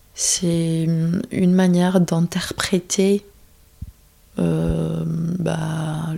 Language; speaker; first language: French; non-native, fluent; Greek